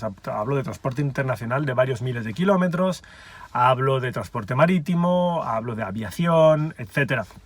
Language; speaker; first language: Spanish; native; Spanish